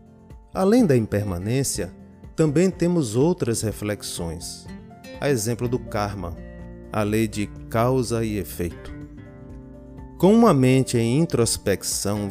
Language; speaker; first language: Portuguese; native; Portuguese